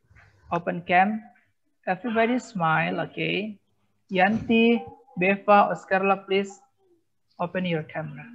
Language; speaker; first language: English; non-native, fluent; Indonesian